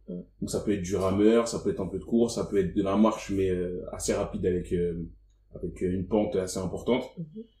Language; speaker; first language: French; native; French